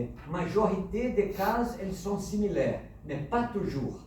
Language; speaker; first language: French; non-native, fluent; Portuguese